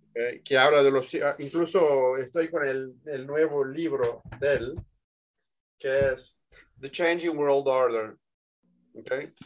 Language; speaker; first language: Spanish; non-native, fluent; Portuguese